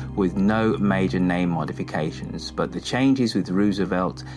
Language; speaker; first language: English; native; English